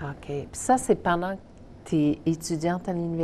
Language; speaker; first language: French; native; French